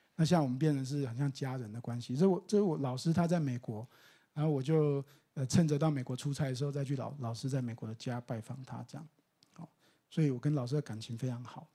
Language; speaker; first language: Chinese; native; Chinese